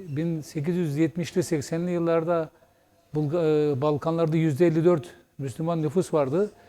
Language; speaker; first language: Turkish; non-native, local second language; Bulgarian